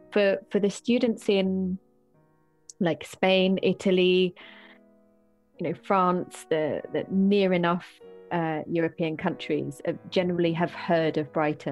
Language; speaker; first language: English; native; English